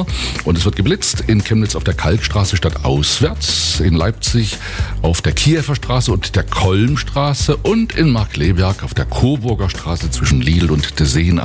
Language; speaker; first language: German; native; German